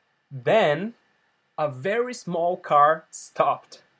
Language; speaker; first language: English; non-native, fluent; Portuguese